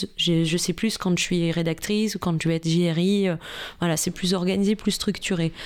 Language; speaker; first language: French; native; French